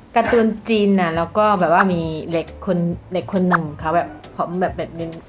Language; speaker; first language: Thai; non-native, fluent; Chinese